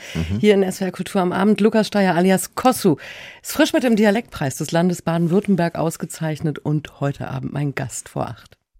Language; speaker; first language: German; native; German